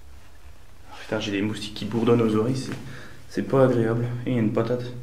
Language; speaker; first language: French; native; French